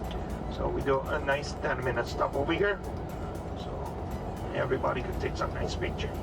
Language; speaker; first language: English; non-native, fluent; Papiamento